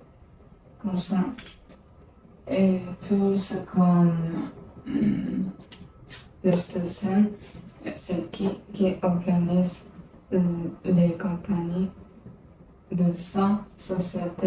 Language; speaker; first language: French; non-native, learner; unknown